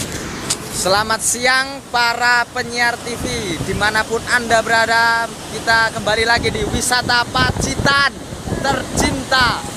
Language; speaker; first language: Indonesian; non-native, local second language; Javanese